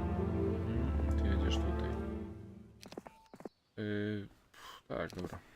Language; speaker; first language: Polish; native; Polish